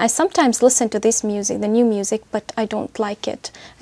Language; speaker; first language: English; non-native, fluent; Arabic